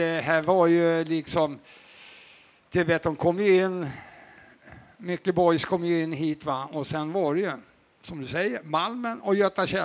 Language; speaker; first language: Swedish; native; Swedish